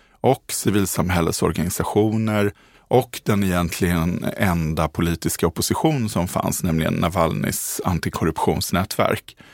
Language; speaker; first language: Swedish; native; Swedish